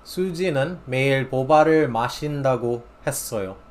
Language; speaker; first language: Korean; non-native, fluent; English